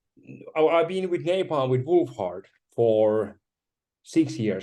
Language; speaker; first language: English; non-native, fluent; Finnish